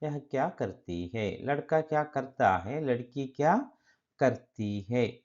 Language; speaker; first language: Hindi; non-native, local second language; Kannada